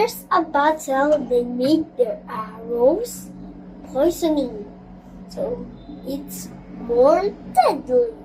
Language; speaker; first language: English; non-native, learner; Filipino